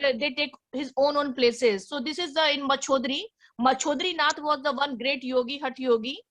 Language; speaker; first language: English; non-native, learner; Hindi